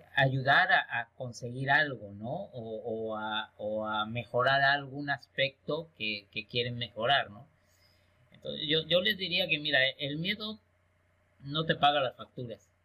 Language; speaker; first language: Spanish; native; Spanish